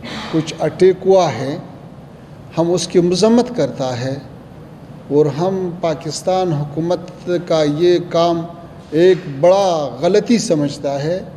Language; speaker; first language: Hindi; non-native, fluent; Pashto